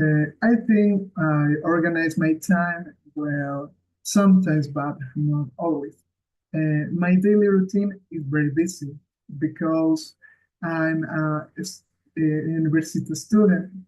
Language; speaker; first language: English; non-native, learner; Spanish